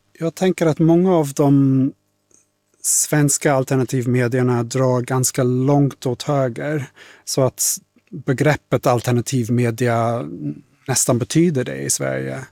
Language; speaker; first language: Swedish; non-native, fluent; English